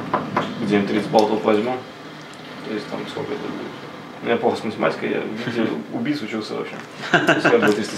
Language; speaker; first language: Russian; native; Russian